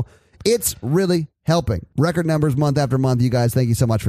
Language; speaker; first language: English; native; English